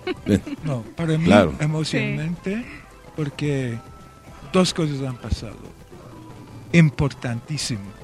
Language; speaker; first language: Spanish; non-native, fluent; Welsh